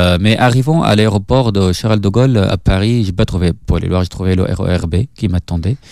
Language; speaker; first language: French; non-native, fluent; Arabic